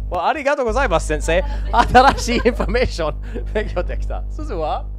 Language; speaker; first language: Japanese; non-native, learner; English